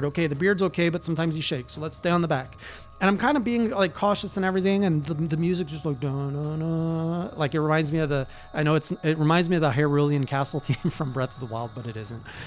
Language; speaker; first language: English; native; English